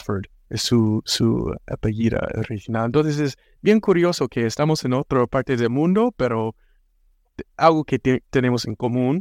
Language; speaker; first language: Spanish; non-native, fluent; English